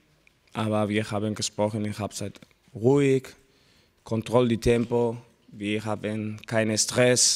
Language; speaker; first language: German; non-native, learner; Spanish